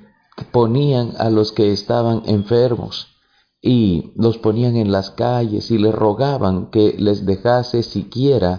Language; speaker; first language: Spanish; native; Spanish